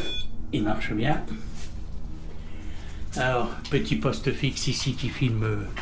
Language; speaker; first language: French; native; French